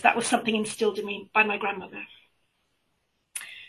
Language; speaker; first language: English; native; English